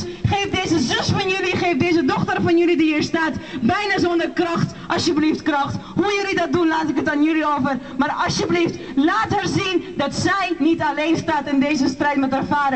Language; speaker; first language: Dutch; non-native, fluent; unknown